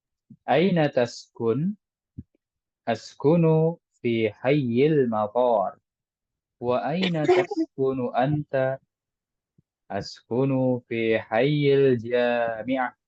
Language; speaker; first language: Arabic; non-native, fluent; Indonesian